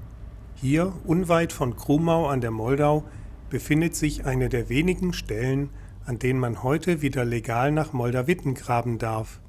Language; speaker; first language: German; native; German